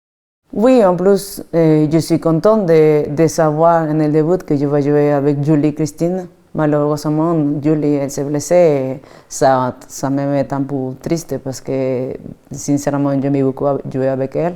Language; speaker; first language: French; non-native, fluent; Spanish